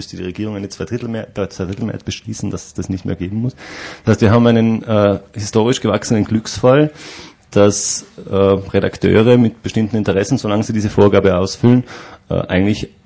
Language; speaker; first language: German; native; German